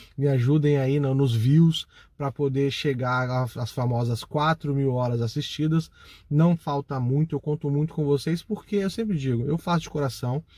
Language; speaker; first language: Portuguese; native; Portuguese